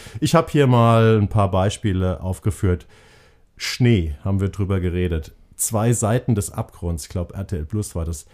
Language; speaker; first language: German; native; German